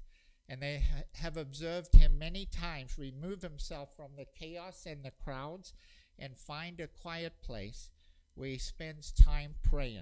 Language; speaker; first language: English; native; English